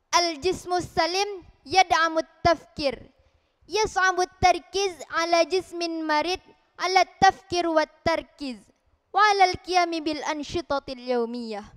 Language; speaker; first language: Arabic; non-native, learner; Indonesian